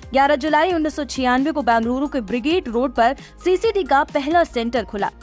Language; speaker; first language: Hindi; native; Hindi